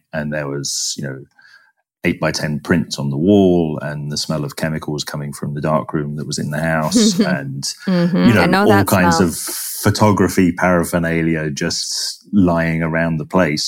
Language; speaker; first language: English; native; English